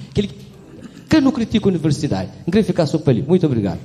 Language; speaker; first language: Portuguese; non-native, local second language; Kabuverdianu